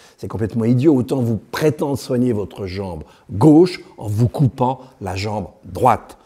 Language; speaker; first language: French; native; French